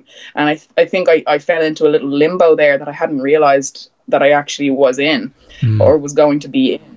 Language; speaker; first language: English; native; English